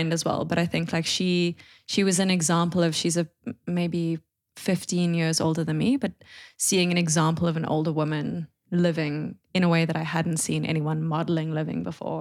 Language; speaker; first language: English; native; English